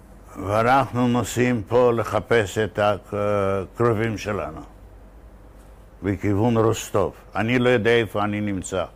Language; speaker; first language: Hebrew; non-native, fluent; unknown